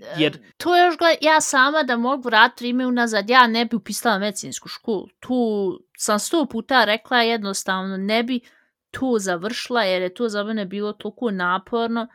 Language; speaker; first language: Bosnian; early bilingual, heritage; Bosnian